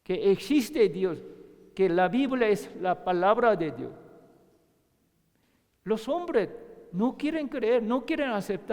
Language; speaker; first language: Spanish; non-native, learner; Korean